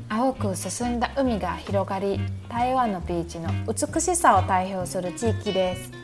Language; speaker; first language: Japanese; non-native, fluent; Chinese